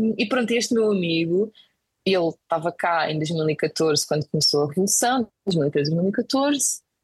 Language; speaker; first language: Portuguese; early bilingual, other home language; Ukrainian